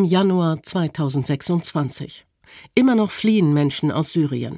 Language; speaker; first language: German; native; German